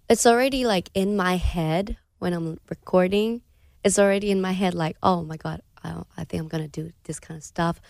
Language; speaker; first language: English; non-native, fluent; Thai